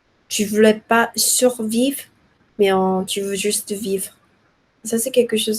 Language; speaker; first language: French; non-native, learner; Korean